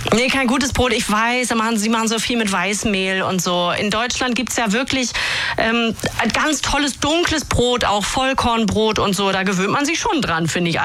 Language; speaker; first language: German; native; German